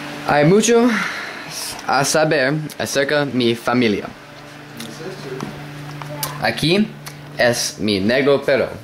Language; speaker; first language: Spanish; non-native, learner; English